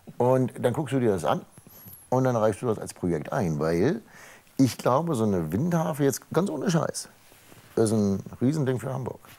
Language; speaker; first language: German; native; German